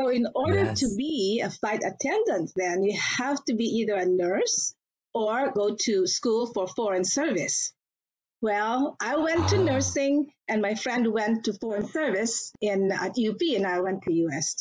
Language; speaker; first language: English; non-native, local second language; Filipino